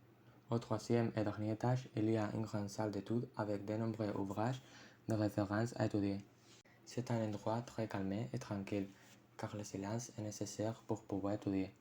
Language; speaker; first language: French; non-native, fluent; Spanish